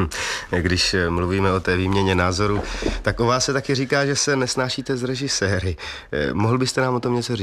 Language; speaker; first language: Czech; native; Czech